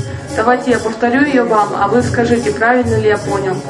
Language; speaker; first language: Russian; native; Russian